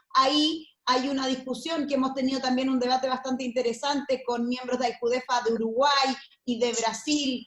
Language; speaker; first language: Spanish; native; Spanish